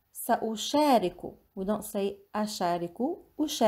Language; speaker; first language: Arabic; non-native, fluent; English